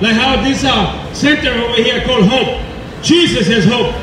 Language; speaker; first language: English; non-native, learner; Spanish